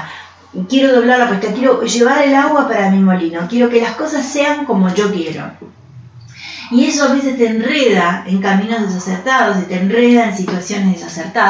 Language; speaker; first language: Spanish; native; Spanish